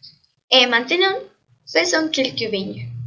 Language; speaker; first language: French; non-native, learner; Spanish